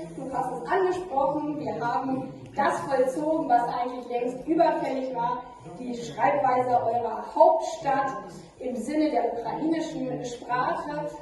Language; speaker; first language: German; native; German